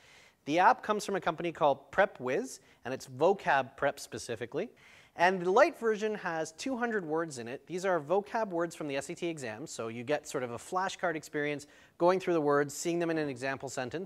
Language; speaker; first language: English; native; English